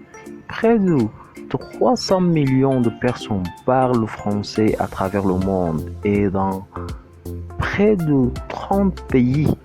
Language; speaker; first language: French; non-native, fluent; Arabic